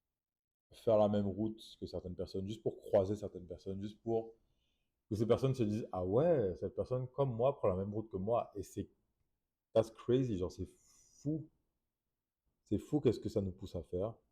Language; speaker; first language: French; native; French